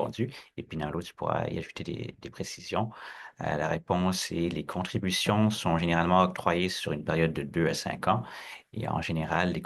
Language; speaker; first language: French; native; French